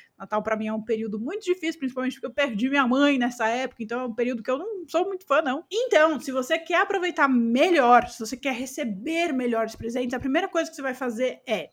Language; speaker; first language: Portuguese; native; Portuguese